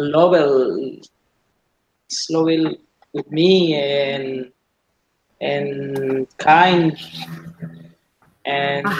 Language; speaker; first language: English; non-native, learner; Spanish